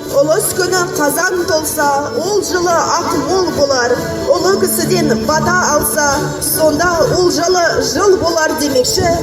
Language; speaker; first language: Kazakh; non-native, local second language; Russian